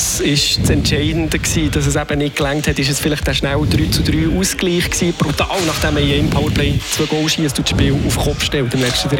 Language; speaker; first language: German; native; German